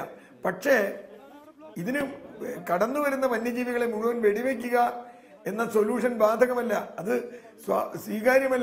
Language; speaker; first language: Malayalam; native; Malayalam